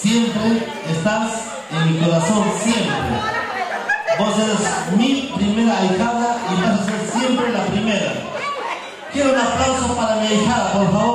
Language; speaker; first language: Spanish; native; Spanish